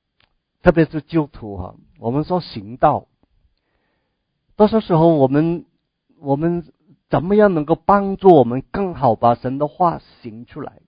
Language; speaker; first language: Chinese; native; Chinese